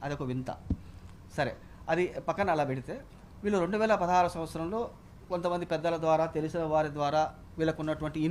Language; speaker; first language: Telugu; native; Telugu